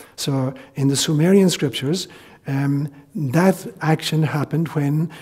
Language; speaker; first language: English; native; English